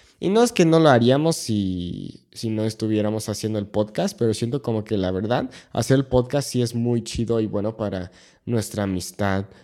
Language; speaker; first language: Spanish; non-native, fluent; English